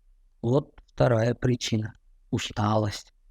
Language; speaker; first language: Russian; non-native, fluent; Tajik